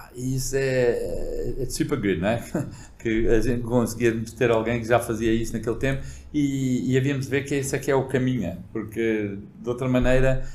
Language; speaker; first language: Portuguese; early bilingual, other home language; English